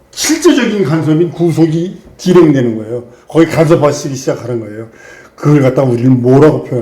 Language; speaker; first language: Korean; native; Korean